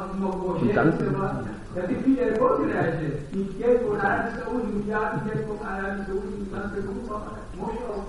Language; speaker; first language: German; non-native, learner; Persian